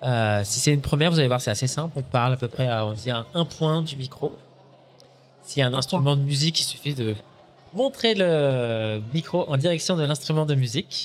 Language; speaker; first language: French; native; French